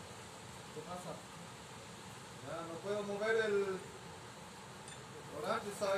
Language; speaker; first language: Spanish; native; Spanish